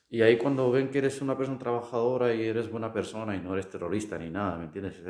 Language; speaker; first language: Spanish; non-native, fluent; Arabic